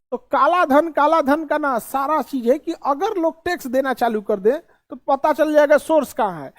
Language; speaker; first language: Hindi; native; Hindi